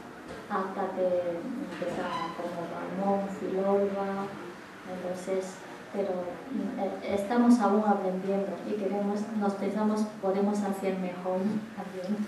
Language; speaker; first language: Spanish; non-native, learner; Chinese